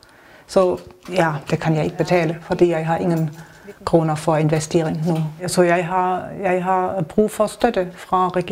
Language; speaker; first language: Danish; non-native, learner; German